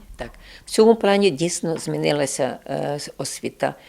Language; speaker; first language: Ukrainian; non-native, local second language; Rusyn